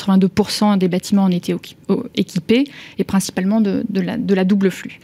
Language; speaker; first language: French; native; French